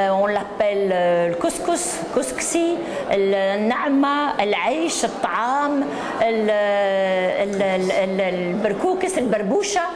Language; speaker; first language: French; non-native, local second language; Arabic